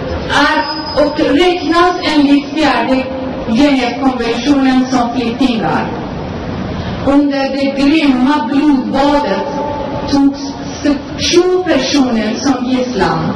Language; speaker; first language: Swedish; non-native, fluent; Persian